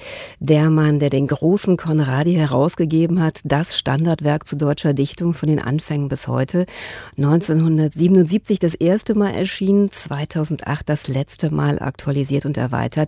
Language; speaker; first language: German; native; German